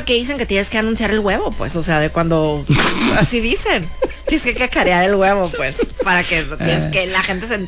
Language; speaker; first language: Spanish; native; Spanish